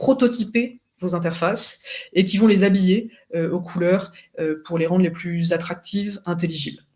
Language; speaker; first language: French; native; French